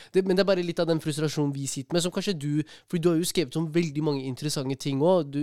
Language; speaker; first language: Norwegian; early bilingual, other home language; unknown